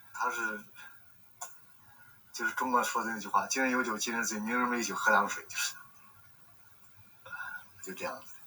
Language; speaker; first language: Chinese; native; Chinese